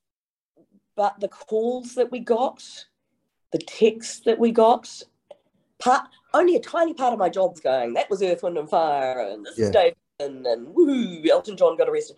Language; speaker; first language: English; native; English